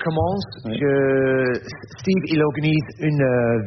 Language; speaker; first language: French; non-native, learner; English